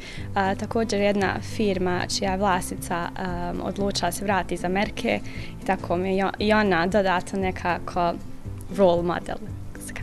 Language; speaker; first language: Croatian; early bilingual, heritage; Bosnian